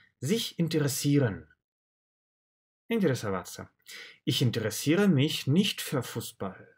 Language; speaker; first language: German; non-native, fluent; Russian